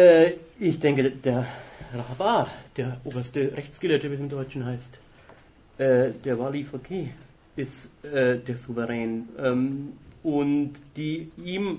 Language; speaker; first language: German; native; German